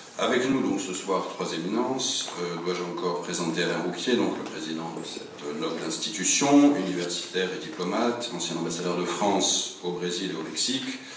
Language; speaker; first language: French; native; French